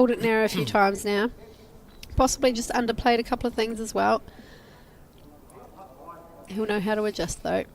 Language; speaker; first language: English; native; English